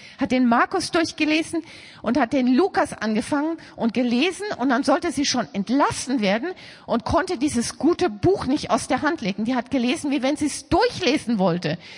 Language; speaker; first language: German; native; German